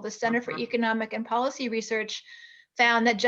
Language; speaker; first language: English; native; English